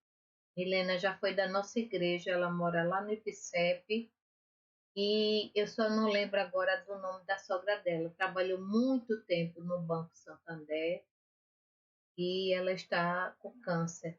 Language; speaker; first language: Portuguese; native; Portuguese